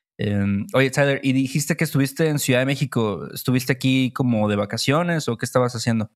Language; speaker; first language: Spanish; native; Spanish